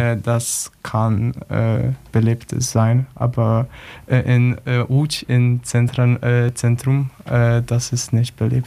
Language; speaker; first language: German; non-native, learner; Polish